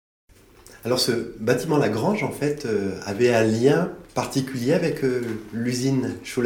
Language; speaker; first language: French; native; French